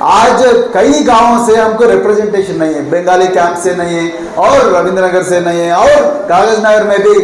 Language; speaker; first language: Hindi; non-native, local second language; Telugu